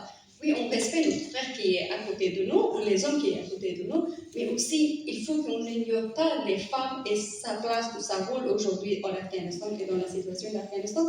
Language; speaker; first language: French; non-native, fluent; Persian